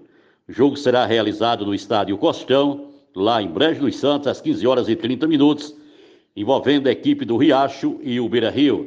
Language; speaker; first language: Portuguese; native; Portuguese